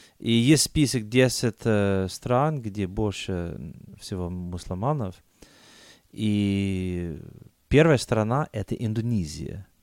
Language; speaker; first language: Russian; non-native, fluent; English